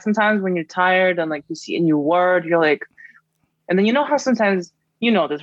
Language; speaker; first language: English; non-native, fluent; Kazakh